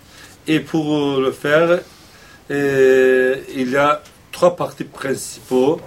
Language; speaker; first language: French; non-native, fluent; Kurdish